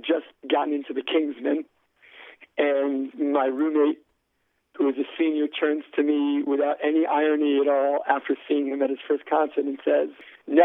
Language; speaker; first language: English; native; English